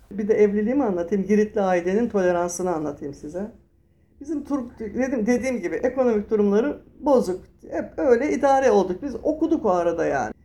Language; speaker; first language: Turkish; native; Turkish